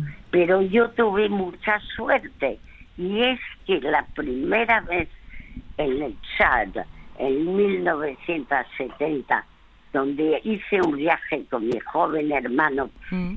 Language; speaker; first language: Spanish; early bilingual, other home language; French